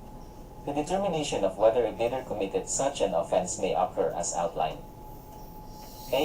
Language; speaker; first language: English; non-native, local second language; Cebuano